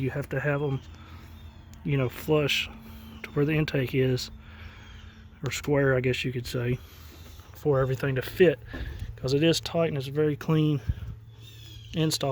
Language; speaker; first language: English; native; English